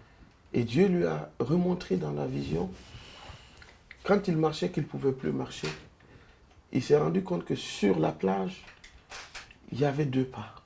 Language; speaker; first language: French; non-native, local second language; Lingala